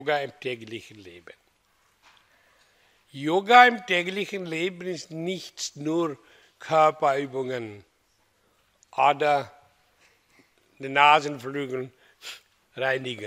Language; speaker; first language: German; non-native, fluent; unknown